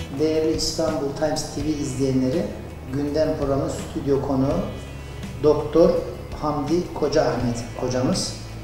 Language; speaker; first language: Turkish; native; Turkish